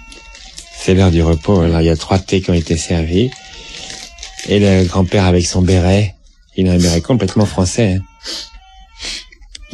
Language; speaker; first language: French; native; French